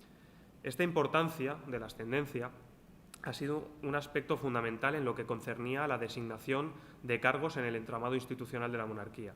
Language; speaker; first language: Spanish; native; Spanish